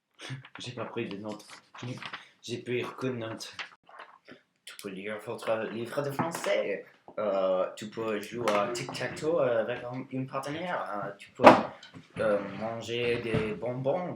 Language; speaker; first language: French; non-native, learner; English